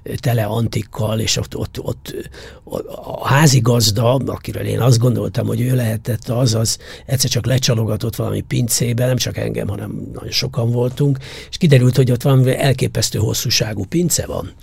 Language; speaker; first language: Hungarian; native; Hungarian